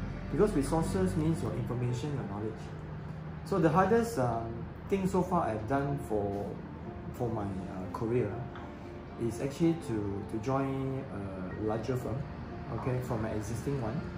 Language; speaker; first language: English; non-native, local second language; Chinese